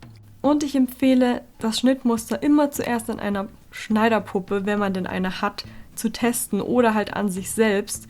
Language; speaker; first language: German; native; German